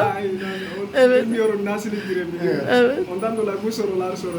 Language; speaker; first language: Turkish; non-native, learner; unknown